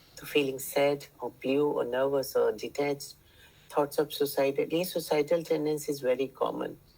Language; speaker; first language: Hindi; native; Hindi